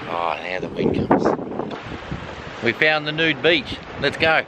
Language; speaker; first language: English; native; English